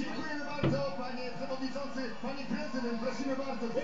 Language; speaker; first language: Polish; native; Polish